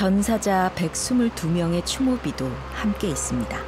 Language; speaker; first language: Korean; native; Korean